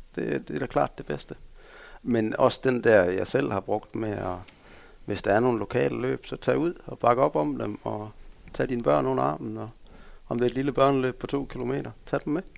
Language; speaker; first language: Danish; native; Danish